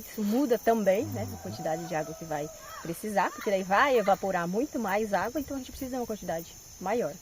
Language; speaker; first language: Portuguese; native; Portuguese